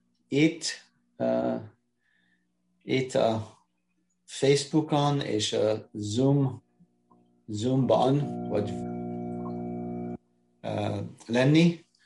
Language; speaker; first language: Hungarian; non-native, learner; English